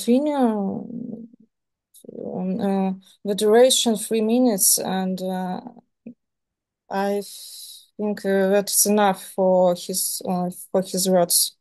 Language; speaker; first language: English; non-native, learner; Serbian